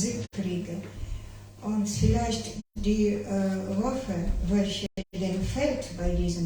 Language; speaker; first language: German; non-native, learner; Ukrainian